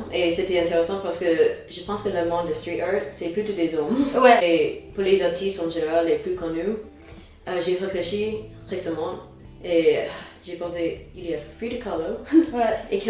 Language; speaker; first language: French; non-native, fluent; English